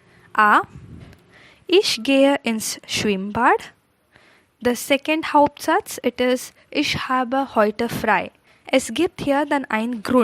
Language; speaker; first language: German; non-native, fluent; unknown